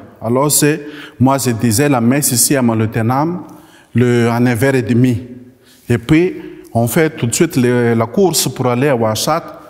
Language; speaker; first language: French; non-native, local second language; Malagasy